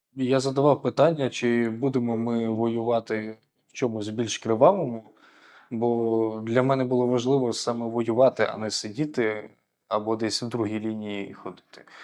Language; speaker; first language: Ukrainian; native; Ukrainian